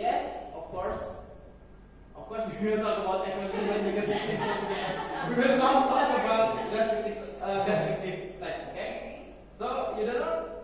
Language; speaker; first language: English; non-native, fluent; Indonesian